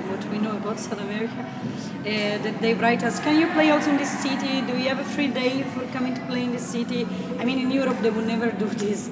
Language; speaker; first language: English; non-native, fluent; Italian